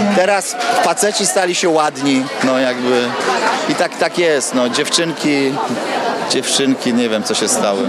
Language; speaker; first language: Polish; native; Polish